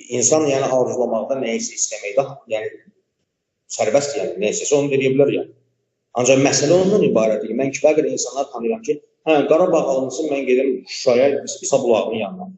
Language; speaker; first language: Azerbaijani; native; Azerbaijani